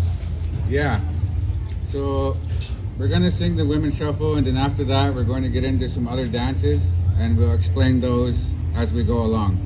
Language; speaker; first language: English; native; English